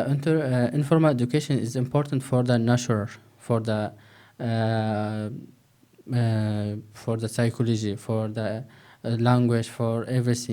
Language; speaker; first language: English; non-native, learner; Turkish